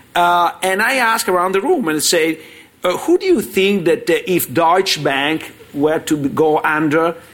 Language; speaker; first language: English; non-native, fluent; Italian